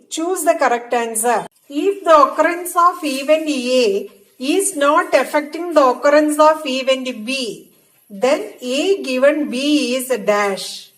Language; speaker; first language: English; non-native, local second language; Malayalam